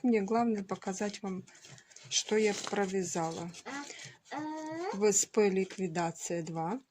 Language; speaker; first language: Russian; native; Russian